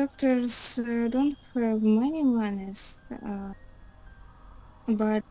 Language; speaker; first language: English; non-native, learner; Russian